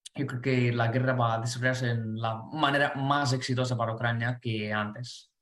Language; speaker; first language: Spanish; non-native, fluent; Ukrainian